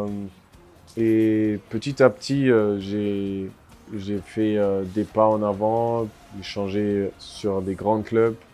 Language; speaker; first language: French; non-native, fluent; German